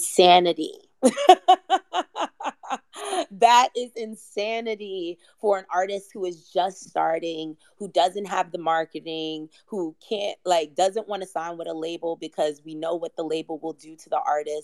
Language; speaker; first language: English; native; English